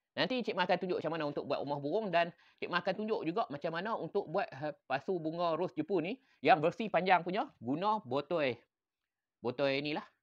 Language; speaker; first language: Malay; native; Malay